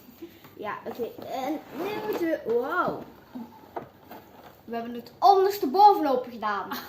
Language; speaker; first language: Dutch; early bilingual, other home language; Filipino